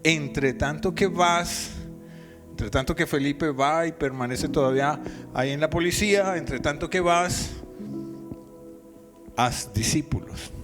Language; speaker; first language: Spanish; native; Spanish